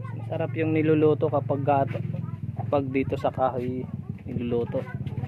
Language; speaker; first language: Filipino; non-native, local second language; Waray